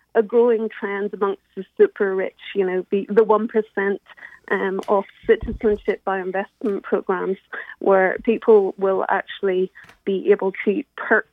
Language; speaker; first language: English; native; English